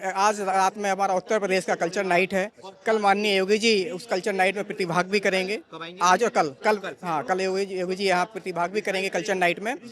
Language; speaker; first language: Hindi; native; Hindi